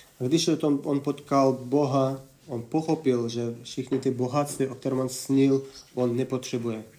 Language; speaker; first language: Czech; non-native, fluent; Russian